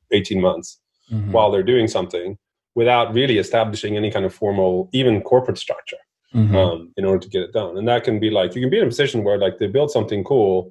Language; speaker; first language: English; non-native, fluent; Norwegian